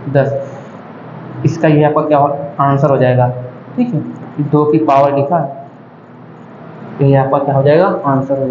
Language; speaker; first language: Hindi; native; Hindi